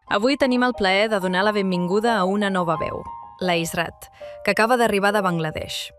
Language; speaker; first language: Catalan; native; Catalan